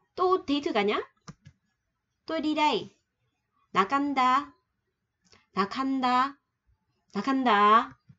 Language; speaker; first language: Korean; non-native, fluent; Vietnamese